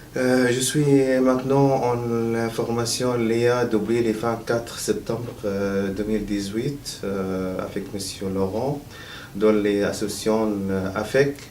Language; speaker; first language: French; non-native, learner; Arabic